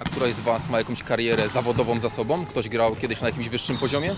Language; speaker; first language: Polish; native; Polish